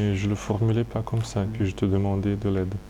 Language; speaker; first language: French; non-native, fluent; Russian